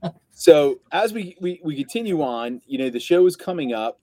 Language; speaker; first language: English; native; English